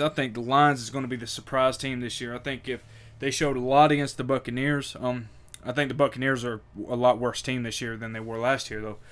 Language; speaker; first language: English; native; English